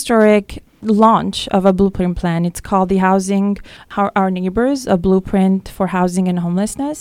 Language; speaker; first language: English; non-native, fluent; French